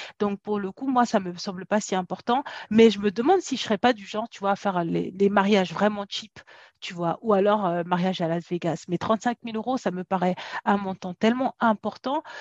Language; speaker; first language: French; native; French